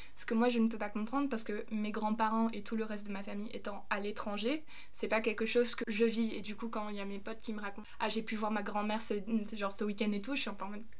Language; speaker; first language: French; early bilingual, other home language; German